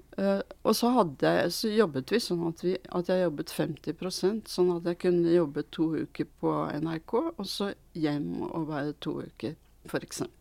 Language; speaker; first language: Norwegian; early bilingual, other home language; Swedish